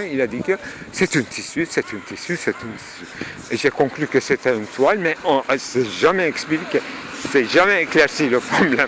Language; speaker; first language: French; non-native, fluent; Turkish